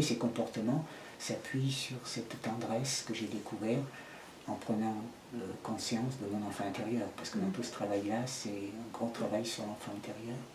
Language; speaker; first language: French; native; French